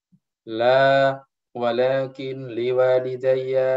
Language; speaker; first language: Arabic; non-native, fluent; Indonesian